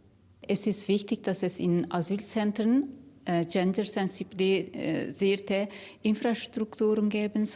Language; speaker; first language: German; non-native, fluent; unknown